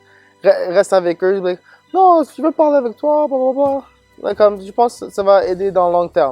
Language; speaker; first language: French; non-native, local second language; English